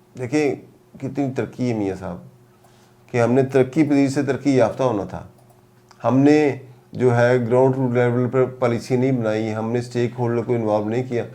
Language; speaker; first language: Urdu; non-native, local second language; Punjabi